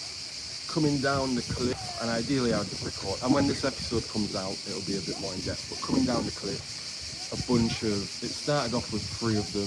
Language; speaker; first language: English; native; English